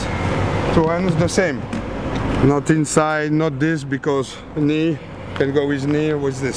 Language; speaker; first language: English; non-native, learner; French